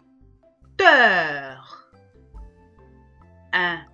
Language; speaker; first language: French; non-native, local second language; Arabic